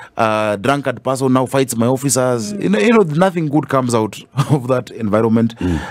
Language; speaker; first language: English; non-native, local second language; Swahili